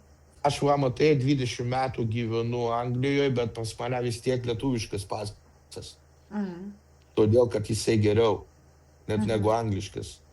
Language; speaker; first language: Lithuanian; non-native, local second language; Russian